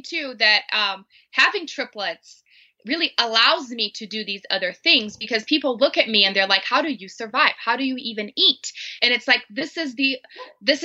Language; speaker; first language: English; non-native, fluent; Portuguese